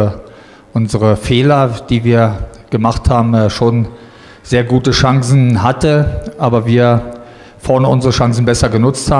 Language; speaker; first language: German; native; German